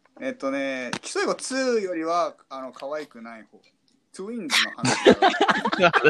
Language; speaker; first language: Japanese; native; Japanese